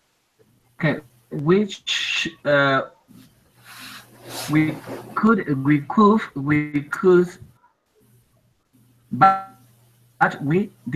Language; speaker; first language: English; non-native, learner; Spanish